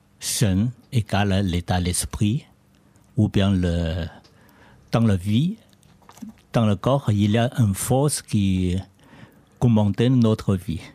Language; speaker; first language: French; non-native, learner; Chinese